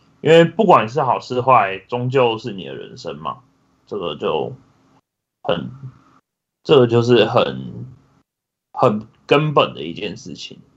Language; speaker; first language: Chinese; native; Chinese